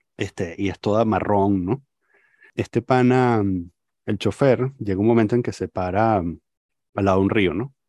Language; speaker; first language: Spanish; native; Spanish